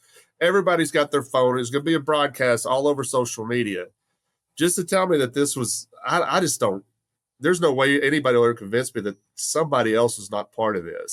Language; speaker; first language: English; native; English